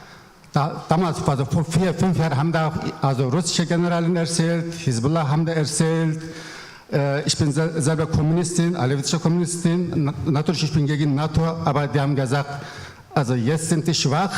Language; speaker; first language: German; non-native, learner; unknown